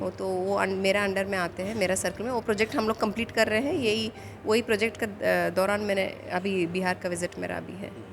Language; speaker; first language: Hindi; non-native, local second language; Telugu